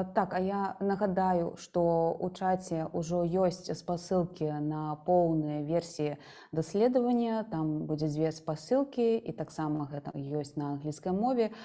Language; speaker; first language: Belarusian; native; Belarusian